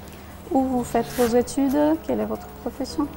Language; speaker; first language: French; non-native, fluent; Armenian